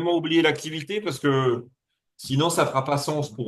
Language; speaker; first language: French; native; French